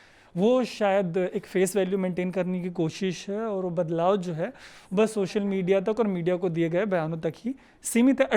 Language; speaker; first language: Hindi; native; Hindi